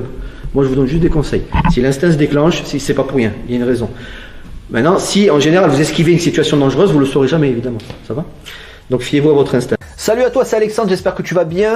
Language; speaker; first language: French; native; French